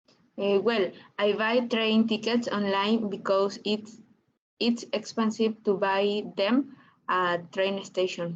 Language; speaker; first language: English; non-native, learner; Spanish